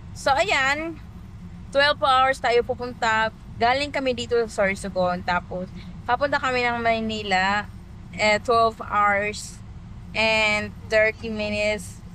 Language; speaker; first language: Filipino; non-native, local second language; Cebuano